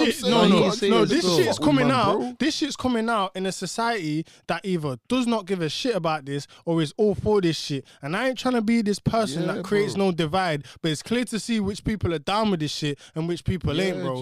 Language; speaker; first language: English; native; English